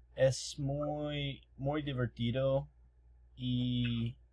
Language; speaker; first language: Spanish; non-native, learner; English